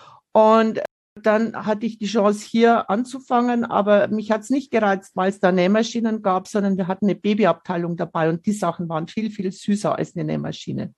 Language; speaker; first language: German; native; German